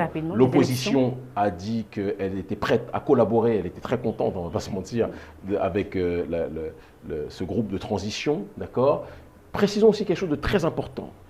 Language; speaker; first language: French; native; French